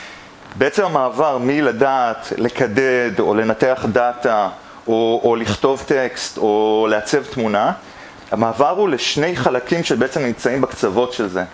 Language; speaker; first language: Hebrew; native; Hebrew